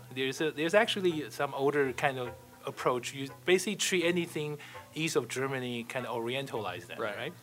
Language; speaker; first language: English; non-native, fluent; Chinese